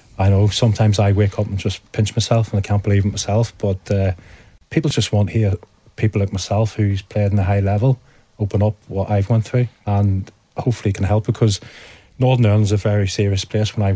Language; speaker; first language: English; native; English